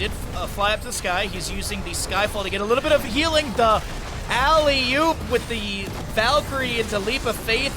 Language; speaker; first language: English; native; English